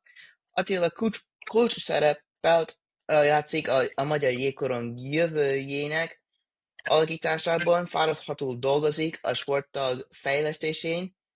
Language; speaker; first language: Hungarian; early bilingual, heritage; English